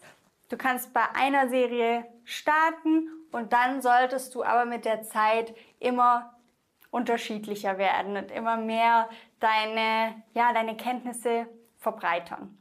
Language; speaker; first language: German; native; German